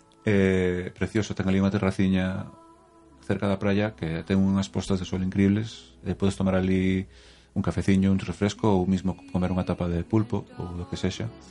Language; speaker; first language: Galician; native; Galician